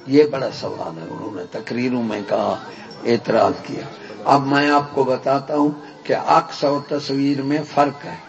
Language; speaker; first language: Urdu; non-native, local second language; Punjabi